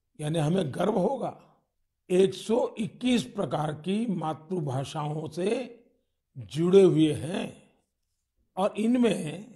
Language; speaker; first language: Hindi; non-native, local second language; Gujarati